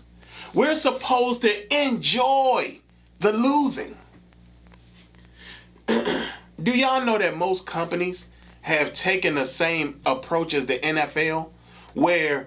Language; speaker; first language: English; native; English